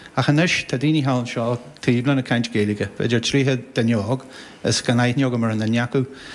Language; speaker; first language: Irish; native; Irish